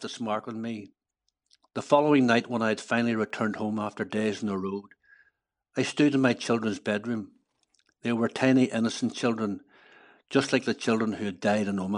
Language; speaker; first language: English; native; English